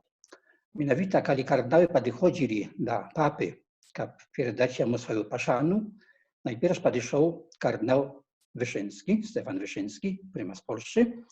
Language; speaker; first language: Polish; non-native, learner; Belarusian